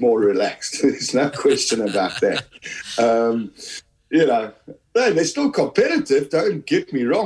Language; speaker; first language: English; native; English